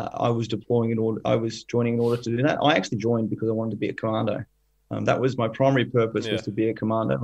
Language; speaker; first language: English; native; English